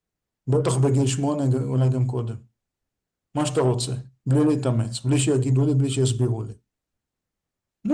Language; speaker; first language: Hebrew; native; Hebrew